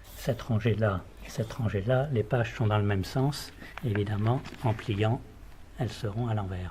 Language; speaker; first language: French; native; French